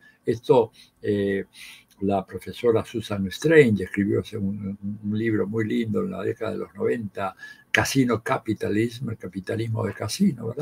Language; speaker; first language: Spanish; native; Spanish